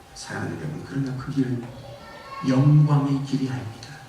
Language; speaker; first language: Korean; native; Korean